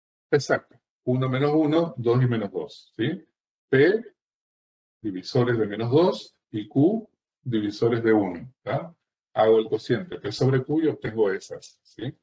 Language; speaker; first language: Spanish; native; Spanish